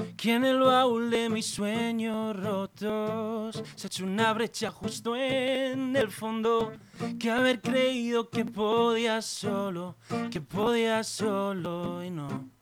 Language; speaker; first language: Spanish; native; Spanish